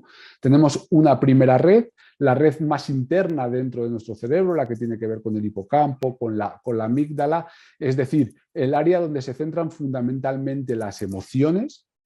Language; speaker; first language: Spanish; native; Spanish